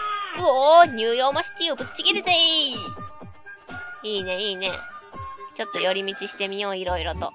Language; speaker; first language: Japanese; native; Japanese